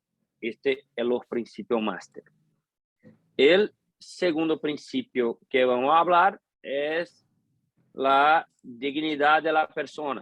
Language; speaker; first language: Spanish; non-native, fluent; Portuguese